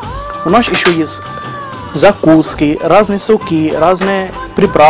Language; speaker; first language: Russian; non-native, learner; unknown